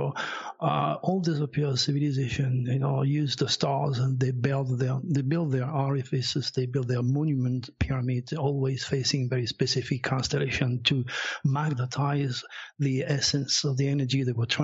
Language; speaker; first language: English; non-native, fluent; French